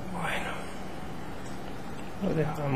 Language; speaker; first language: Spanish; non-native, learner; French